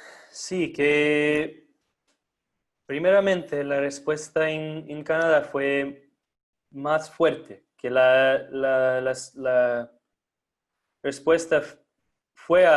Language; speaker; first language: Spanish; non-native, fluent; English